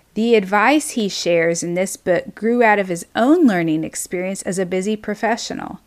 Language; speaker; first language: English; native; English